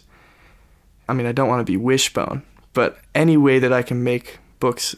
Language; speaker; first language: English; native; English